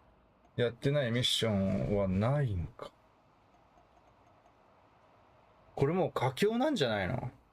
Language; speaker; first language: Japanese; native; Japanese